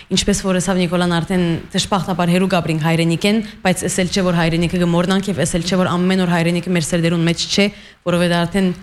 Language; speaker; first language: Armenian; early bilingual, heritage; Armenian